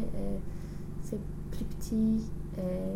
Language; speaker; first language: French; non-native, learner; English